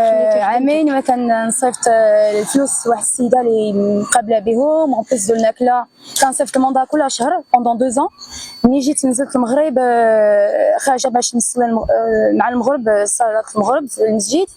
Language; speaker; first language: Arabic; early bilingual, heritage; Arabic